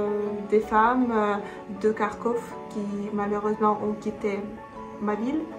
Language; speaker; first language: French; non-native, fluent; Russian